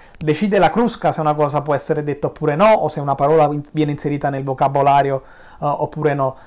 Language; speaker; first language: Italian; native; Italian